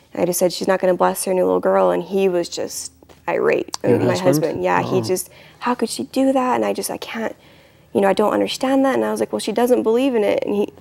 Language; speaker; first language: English; native; English